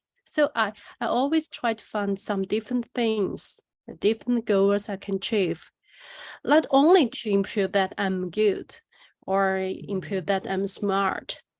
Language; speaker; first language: English; non-native, learner; Chinese